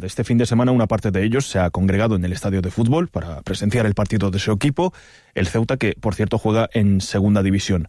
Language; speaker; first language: Spanish; native; Spanish